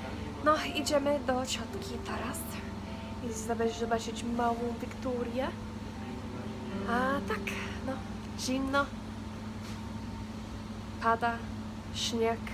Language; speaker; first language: Polish; early bilingual, heritage; English